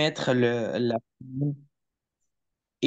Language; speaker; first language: French; non-native, learner; Arabic